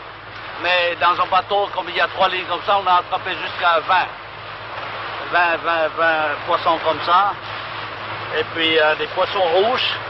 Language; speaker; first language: French; non-native, local second language; Vietnamese